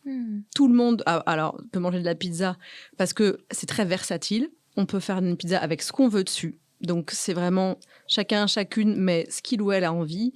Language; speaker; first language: French; native; French